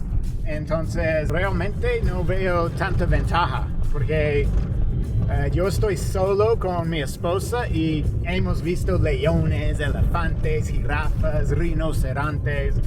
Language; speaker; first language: Spanish; non-native, fluent; English